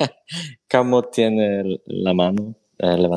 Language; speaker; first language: Spanish; non-native, fluent; Swedish